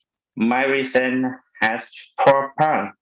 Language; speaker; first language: English; non-native, fluent; Vietnamese